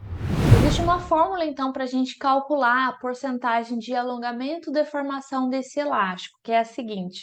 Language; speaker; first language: Portuguese; native; Portuguese